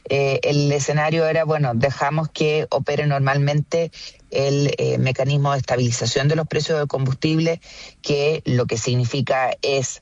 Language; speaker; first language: Spanish; native; Spanish